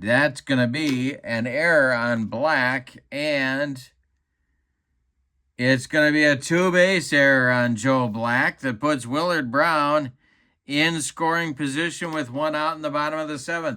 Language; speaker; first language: English; native; English